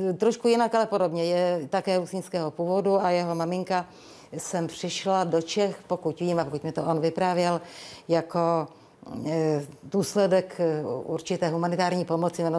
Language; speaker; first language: Czech; early bilingual, other home language; Rusyn